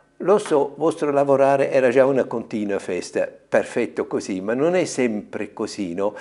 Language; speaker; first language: Italian; non-native, fluent; German